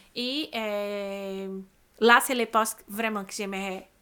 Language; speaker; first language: French; non-native, fluent; Portuguese